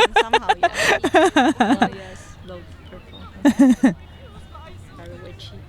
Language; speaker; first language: English; non-native, fluent; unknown